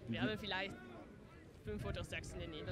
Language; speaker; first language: German; non-native, learner; Dutch